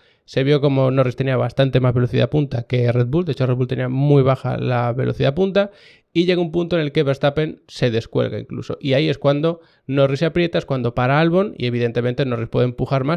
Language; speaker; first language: Spanish; native; Spanish